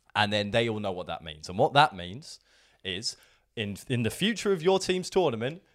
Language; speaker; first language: English; native; English